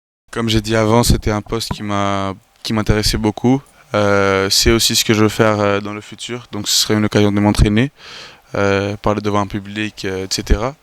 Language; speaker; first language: French; non-native, fluent; Greek